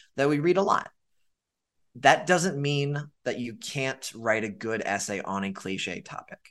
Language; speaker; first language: English; native; English